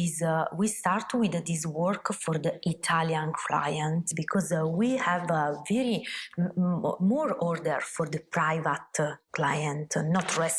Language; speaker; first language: English; non-native, learner; Italian